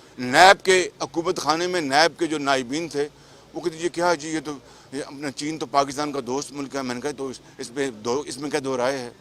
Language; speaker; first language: Urdu; non-native, local second language; Punjabi